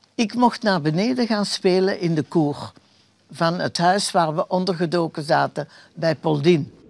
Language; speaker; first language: Dutch; early bilingual, other home language; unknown